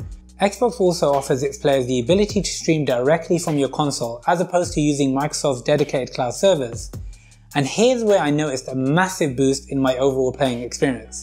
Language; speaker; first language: English; native; English